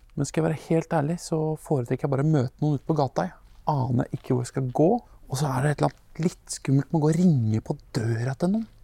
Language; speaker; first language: Norwegian; native; Norwegian